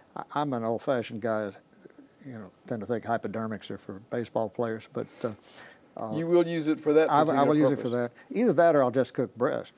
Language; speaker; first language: English; native; English